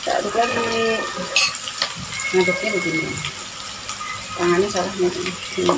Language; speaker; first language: Indonesian; native; Indonesian